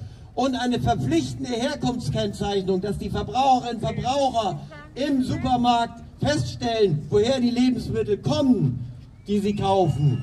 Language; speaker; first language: German; native; German